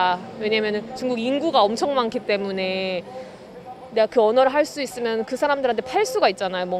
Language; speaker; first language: Korean; native; Korean